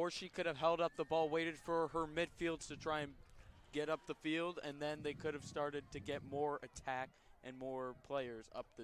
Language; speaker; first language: English; native; English